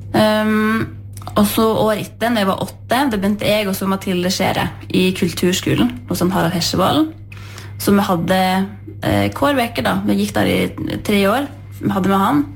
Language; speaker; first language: Norwegian; native; Norwegian